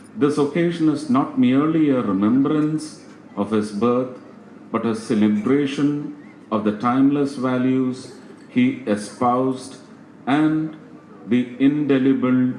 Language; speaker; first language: English; non-native, local second language; Malayalam